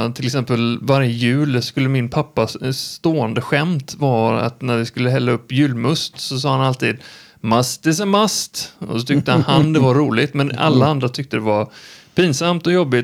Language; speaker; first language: Swedish; native; Swedish